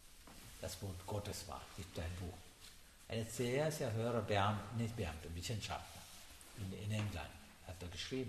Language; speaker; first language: German; non-native, learner; Sinhala